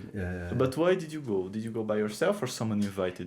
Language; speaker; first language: English; non-native, fluent; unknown